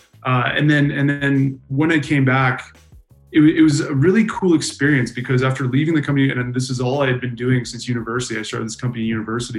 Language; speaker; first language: English; native; English